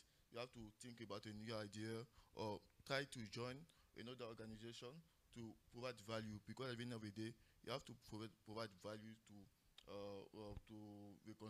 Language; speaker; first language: English; non-native, local second language; French